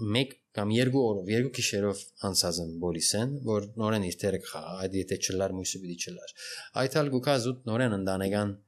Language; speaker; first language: Armenian; early bilingual, heritage; Armenian